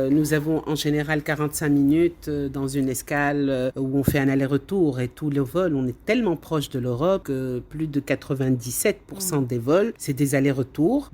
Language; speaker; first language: French; non-native, local second language; Arabic